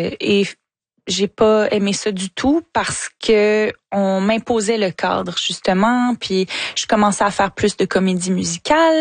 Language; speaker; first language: French; native; French